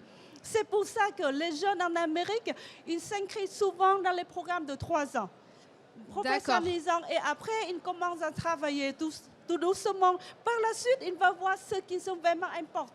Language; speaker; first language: French; non-native, fluent; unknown